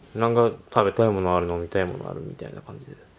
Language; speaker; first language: Japanese; native; Japanese